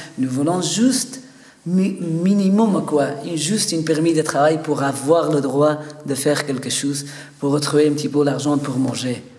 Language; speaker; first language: French; non-native, learner; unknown